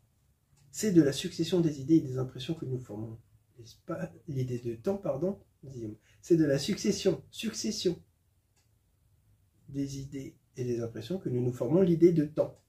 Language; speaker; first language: French; native; French